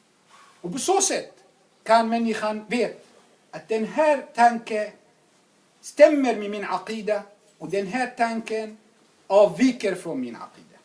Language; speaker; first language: Swedish; non-native, fluent; Arabic